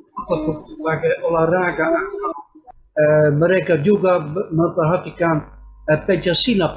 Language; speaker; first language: Indonesian; non-native, fluent; Dutch